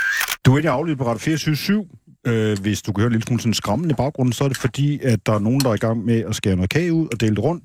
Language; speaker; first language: Danish; native; Danish